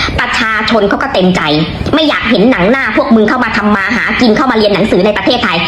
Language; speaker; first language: Thai; native; Thai